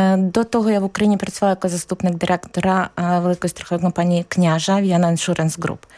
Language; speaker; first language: Ukrainian; native; Ukrainian